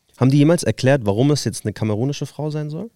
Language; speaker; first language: German; native; German